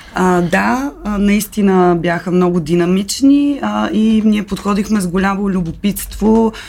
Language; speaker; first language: Bulgarian; native; Bulgarian